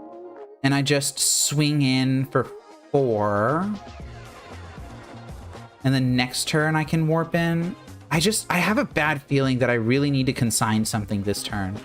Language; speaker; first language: English; native; English